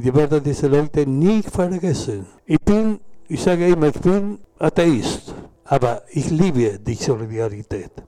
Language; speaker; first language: German; non-native, learner; Spanish